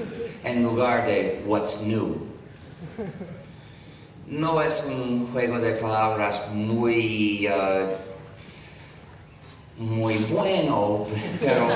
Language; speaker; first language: Spanish; non-native, fluent; English